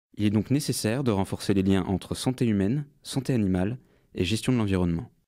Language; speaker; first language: French; native; French